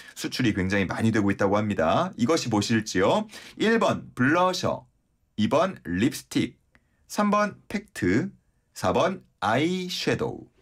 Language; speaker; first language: Korean; native; Korean